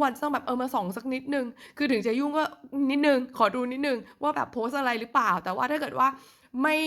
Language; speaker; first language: Thai; native; Thai